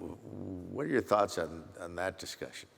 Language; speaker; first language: English; native; English